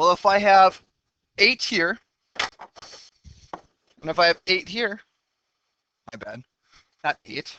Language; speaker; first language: English; native; English